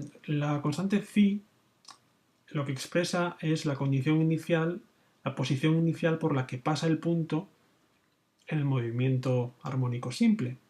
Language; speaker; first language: Spanish; native; Spanish